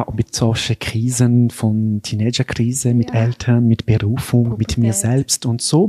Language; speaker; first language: German; non-native, local second language; French